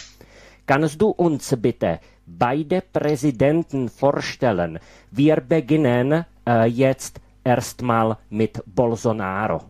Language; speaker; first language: German; non-native, fluent; Czech